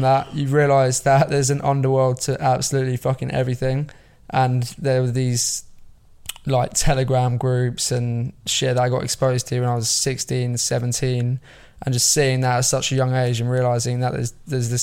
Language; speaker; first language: English; native; English